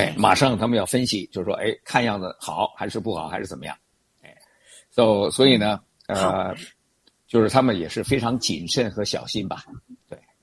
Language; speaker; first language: Chinese; native; Chinese